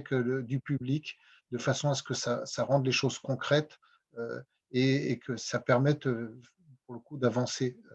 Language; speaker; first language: French; native; French